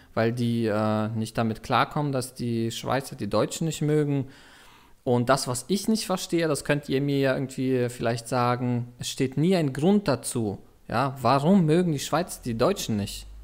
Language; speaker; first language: German; non-native, fluent; Russian